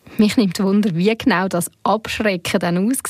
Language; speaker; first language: German; native; German